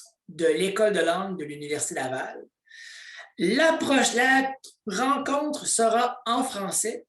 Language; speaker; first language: French; native; French